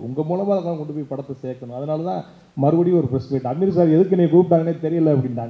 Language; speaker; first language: Tamil; native; Tamil